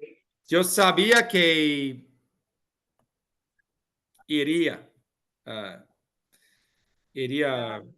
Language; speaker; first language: Spanish; non-native, fluent; English